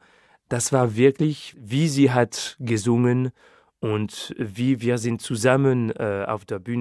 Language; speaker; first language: German; non-native, fluent; French